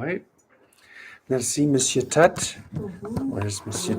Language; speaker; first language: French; non-native, learner; English